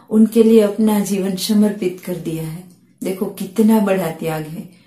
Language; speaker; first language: Hindi; non-native, local second language; Gujarati